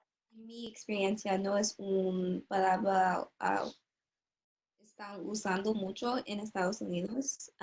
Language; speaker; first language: Spanish; non-native, learner; English